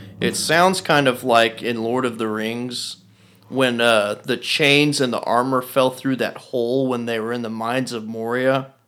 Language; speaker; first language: English; native; English